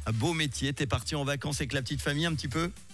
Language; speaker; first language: French; native; French